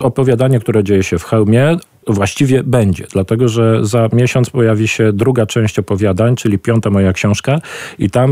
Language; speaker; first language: Polish; native; Polish